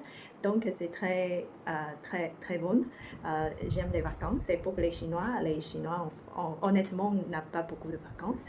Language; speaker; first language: French; non-native, learner; Chinese